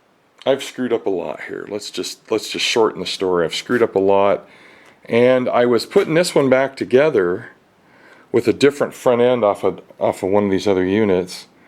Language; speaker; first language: English; native; English